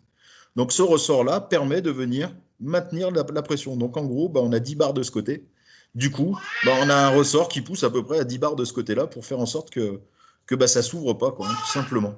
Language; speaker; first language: French; native; French